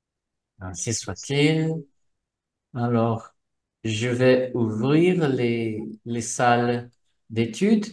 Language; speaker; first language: French; non-native, fluent; Portuguese